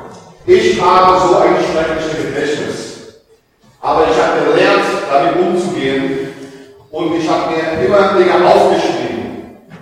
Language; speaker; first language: German; non-native, learner; English